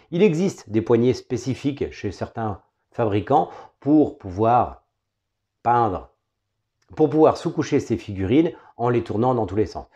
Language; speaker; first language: French; native; French